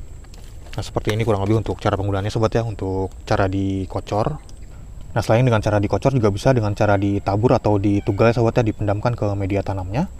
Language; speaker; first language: Indonesian; native; Indonesian